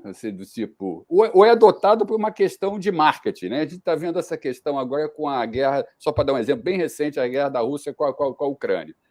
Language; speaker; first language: Portuguese; native; Portuguese